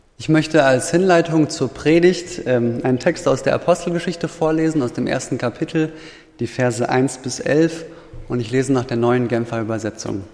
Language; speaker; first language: German; native; German